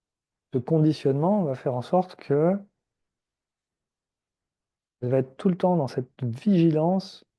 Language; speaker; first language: French; native; French